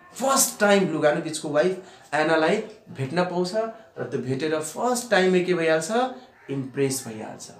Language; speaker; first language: Nepali; non-native, local second language; Bhojpuri